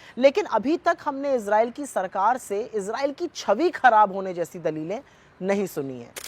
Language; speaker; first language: Hindi; native; Hindi